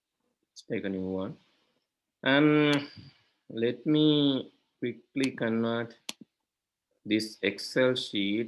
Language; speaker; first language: English; non-native, local second language; Sinhala